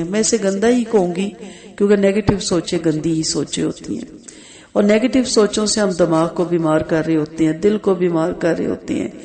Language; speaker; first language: Urdu; native; Urdu